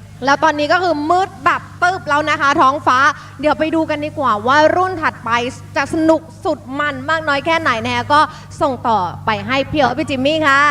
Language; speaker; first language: Thai; native; Thai